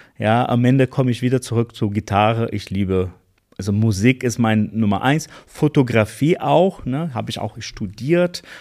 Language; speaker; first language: German; non-native, fluent; Portuguese